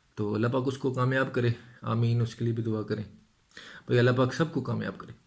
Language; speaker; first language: Urdu; non-native, local second language; Punjabi